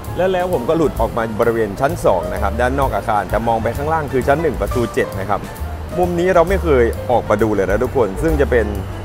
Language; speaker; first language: Thai; native; Thai